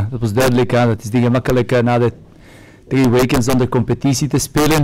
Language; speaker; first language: Dutch; non-native, fluent; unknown